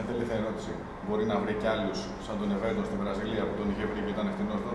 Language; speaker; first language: Greek; native; Greek